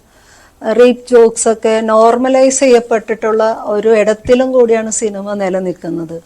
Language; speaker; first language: Malayalam; native; Malayalam